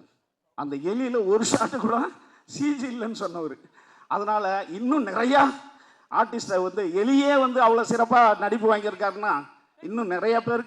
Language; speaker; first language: Tamil; native; Tamil